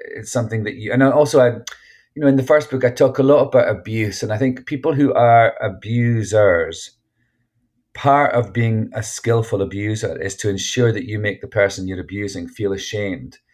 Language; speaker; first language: English; native; English